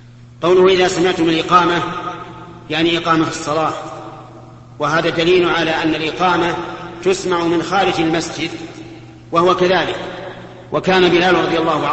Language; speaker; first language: Arabic; native; Arabic